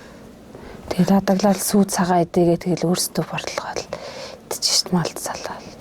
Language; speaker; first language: Mongolian; native; Mongolian